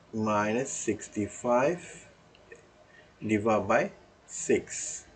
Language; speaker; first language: English; non-native, local second language; Malay